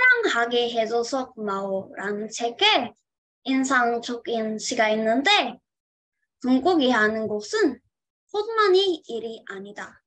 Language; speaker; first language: Korean; non-native, learner; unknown